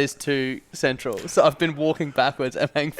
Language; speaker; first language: English; native; English